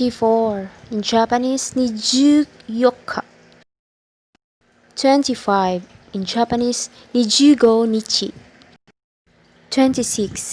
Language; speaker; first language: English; non-native, local second language; Filipino